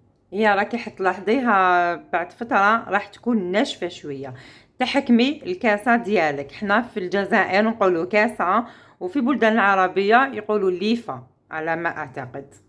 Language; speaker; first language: Arabic; native; Arabic